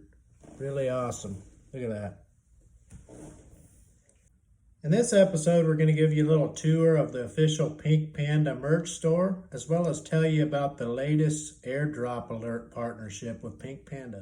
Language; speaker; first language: English; native; English